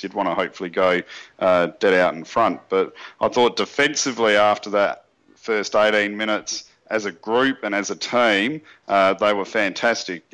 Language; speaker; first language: English; native; English